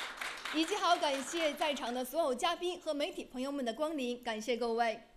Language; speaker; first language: Chinese; native; Chinese